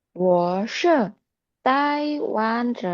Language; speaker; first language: Chinese; non-native, learner; Indonesian